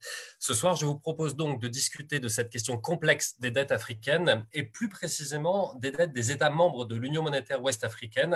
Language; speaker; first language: French; native; French